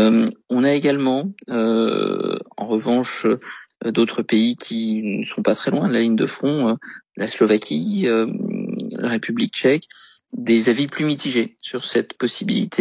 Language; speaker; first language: French; native; French